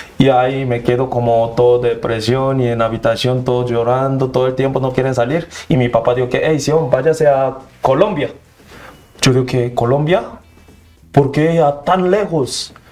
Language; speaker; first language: Spanish; non-native, learner; Korean